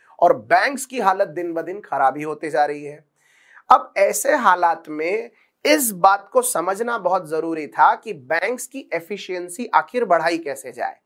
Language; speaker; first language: Hindi; non-native, local second language; Marathi